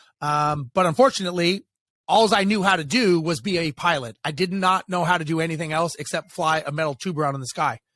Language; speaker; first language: English; native; English